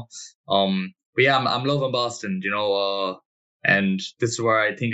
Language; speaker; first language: English; native; English